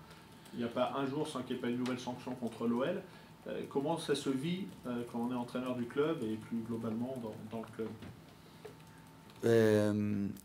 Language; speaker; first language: French; native; French